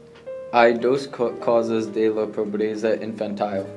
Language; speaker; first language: Spanish; non-native, learner; English